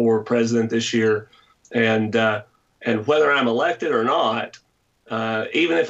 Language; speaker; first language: English; native; English